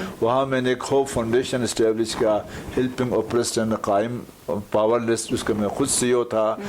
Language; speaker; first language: Urdu; non-native, local second language; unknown